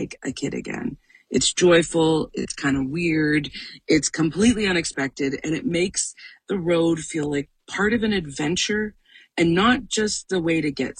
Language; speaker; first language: English; native; English